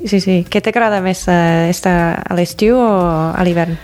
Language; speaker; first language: Catalan; non-native, fluent; English